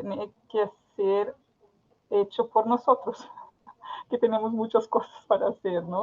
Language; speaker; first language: Spanish; non-native, fluent; Portuguese